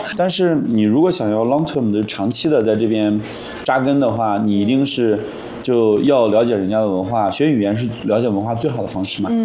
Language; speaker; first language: Chinese; native; Chinese